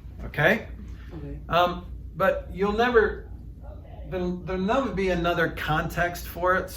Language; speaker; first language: English; native; English